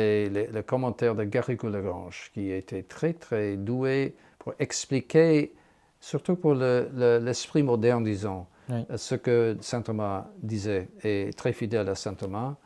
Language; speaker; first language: French; non-native, fluent; English